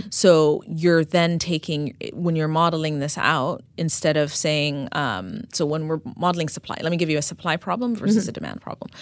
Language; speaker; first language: English; non-native, fluent; Amharic